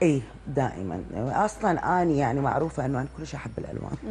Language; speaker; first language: Arabic; native; Arabic